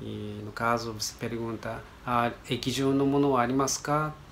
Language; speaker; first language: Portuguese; non-native, fluent; Japanese